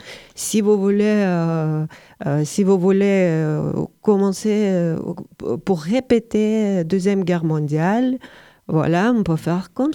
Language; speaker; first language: French; non-native, learner; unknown